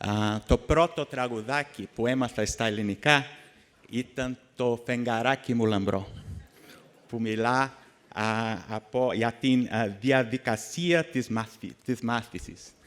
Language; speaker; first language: Greek; non-native, learner; Portuguese